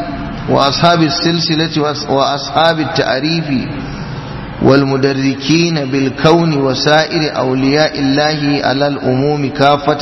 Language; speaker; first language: Arabic; non-native, fluent; Hausa